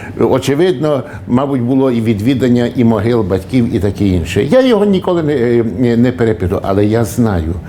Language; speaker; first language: Ukrainian; native; Ukrainian